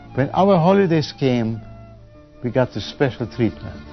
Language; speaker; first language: English; non-native, fluent; Polish